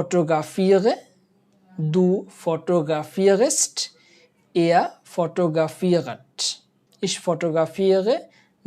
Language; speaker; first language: German; non-native, learner; Bangla